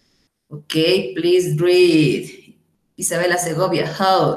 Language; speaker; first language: English; non-native, learner; Spanish